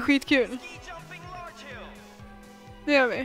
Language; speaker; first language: Swedish; native; Swedish